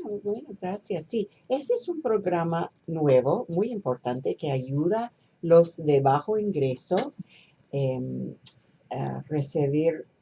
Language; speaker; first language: Spanish; non-native, fluent; English